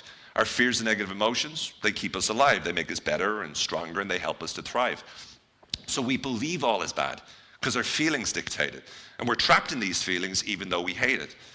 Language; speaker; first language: English; native; English